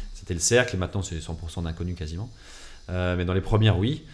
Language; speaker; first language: French; native; French